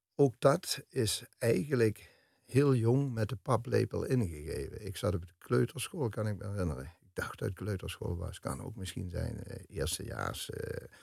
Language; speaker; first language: Dutch; native; Dutch